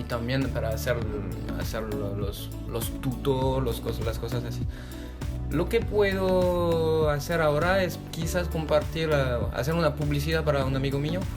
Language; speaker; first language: Spanish; non-native, fluent; French